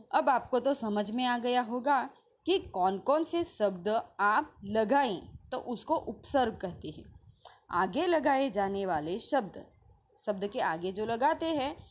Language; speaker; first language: Hindi; non-native, local second language; Gujarati